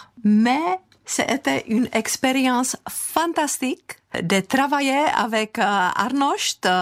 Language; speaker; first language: French; non-native, fluent; Czech